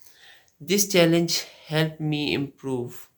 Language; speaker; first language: English; non-native, fluent; Urdu